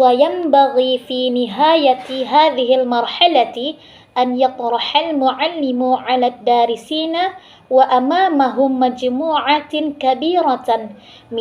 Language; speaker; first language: Arabic; non-native, learner; Indonesian